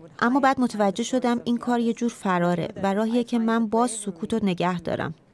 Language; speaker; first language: Persian; early bilingual, heritage; Persian